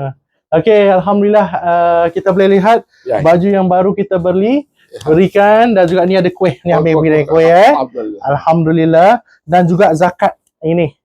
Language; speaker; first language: Malay; native; Malay